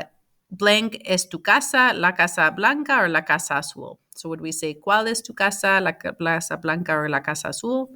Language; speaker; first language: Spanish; non-native, fluent; English